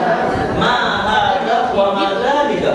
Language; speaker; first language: Arabic; non-native, learner; Malay